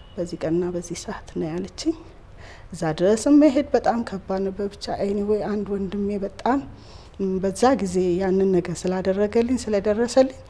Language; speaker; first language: Amharic; native; Amharic